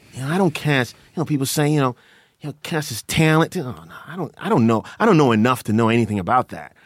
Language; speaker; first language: English; non-native, local second language; Akan